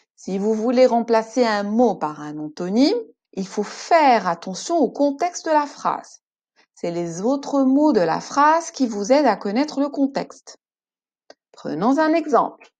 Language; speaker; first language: French; non-native, local second language; Arabic